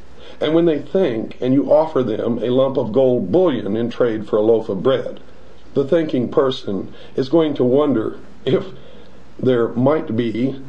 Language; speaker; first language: English; native; English